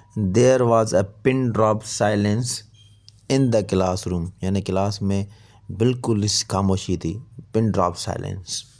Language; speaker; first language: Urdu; non-native, local second language; Sindhi